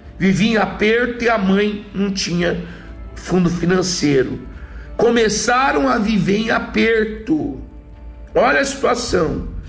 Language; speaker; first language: Portuguese; native; Portuguese